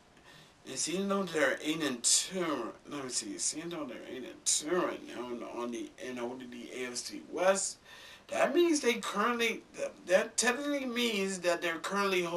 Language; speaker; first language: English; native; English